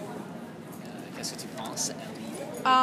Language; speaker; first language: French; non-native, learner; English